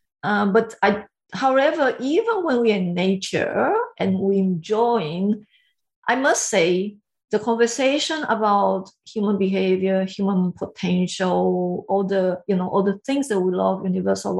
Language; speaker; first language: English; non-native, fluent; Portuguese